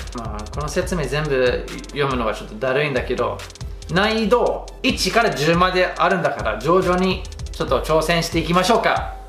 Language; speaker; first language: Japanese; non-native, fluent; English